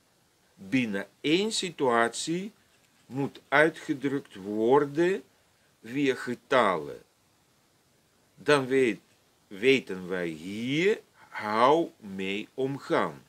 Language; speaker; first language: Dutch; non-native, fluent; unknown